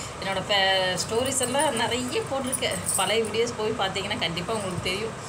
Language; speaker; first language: Tamil; non-native, local second language; Telugu